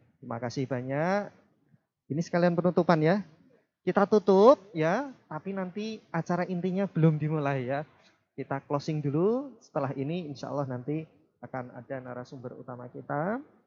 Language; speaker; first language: Indonesian; native; Indonesian